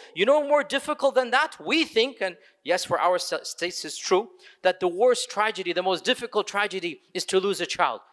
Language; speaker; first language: English; early bilingual, other home language; Urdu